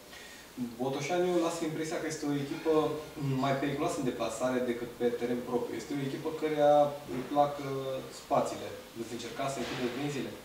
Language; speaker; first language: Romanian; native; Romanian